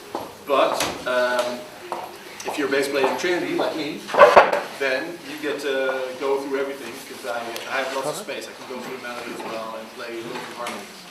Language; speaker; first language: English; non-native, fluent; Dutch